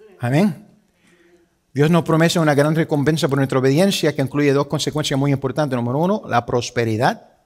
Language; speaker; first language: Spanish; early bilingual, heritage; Spanish